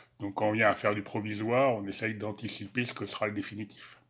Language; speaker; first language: French; native; French